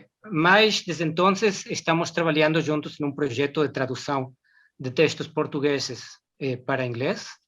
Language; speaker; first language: Portuguese; non-native, learner; Spanish